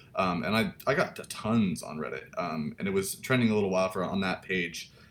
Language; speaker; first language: English; native; English